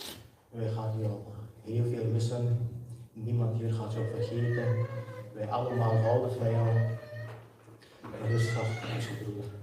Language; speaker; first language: Dutch; early bilingual, other home language; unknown